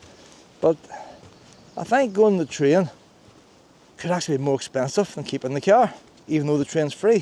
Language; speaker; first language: English; native; English